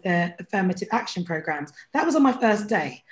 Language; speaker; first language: English; native; English